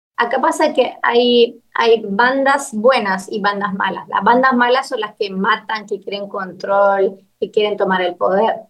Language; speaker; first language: Spanish; native; Spanish